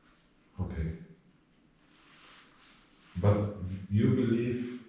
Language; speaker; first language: English; non-native, learner; Polish